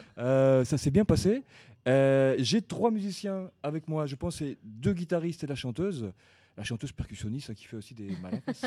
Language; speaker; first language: French; native; French